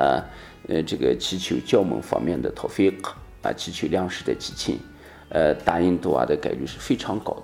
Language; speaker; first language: Chinese; native; Chinese